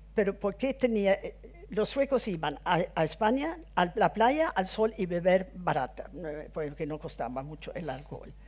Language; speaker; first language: Spanish; non-native, fluent; Swedish